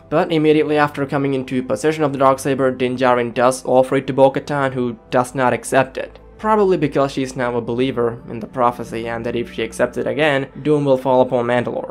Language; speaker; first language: English; native; English